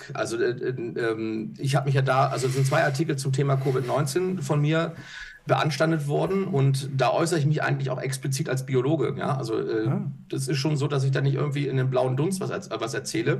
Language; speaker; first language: German; native; German